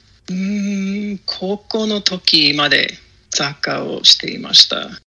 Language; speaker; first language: Japanese; non-native, learner; English